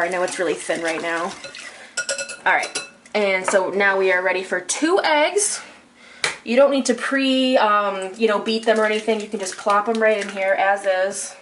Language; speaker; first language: English; native; English